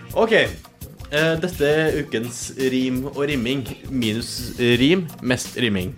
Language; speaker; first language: Norwegian; native; Norwegian